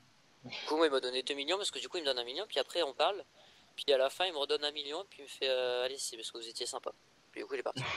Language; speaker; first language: French; native; French